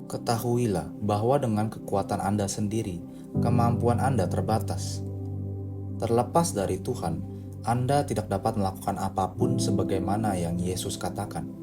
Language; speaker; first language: Indonesian; native; Indonesian